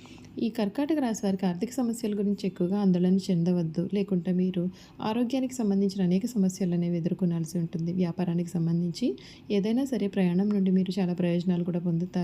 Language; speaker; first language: Telugu; native; Telugu